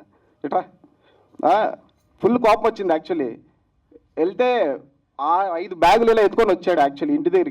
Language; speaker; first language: Telugu; native; Telugu